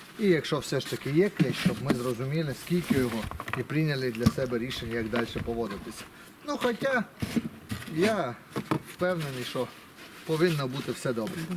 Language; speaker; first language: Ukrainian; non-native, local second language; Russian